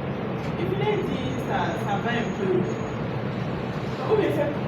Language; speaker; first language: French; non-native, fluent; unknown